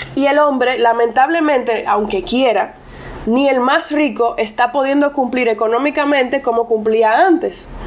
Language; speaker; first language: Spanish; non-native, local second language; English